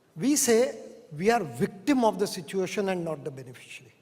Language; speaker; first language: English; non-native, local second language; Hindi